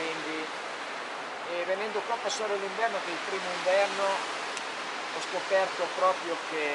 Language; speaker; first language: Italian; native; Italian